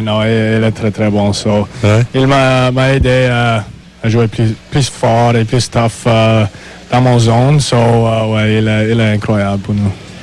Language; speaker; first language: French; non-native, learner; English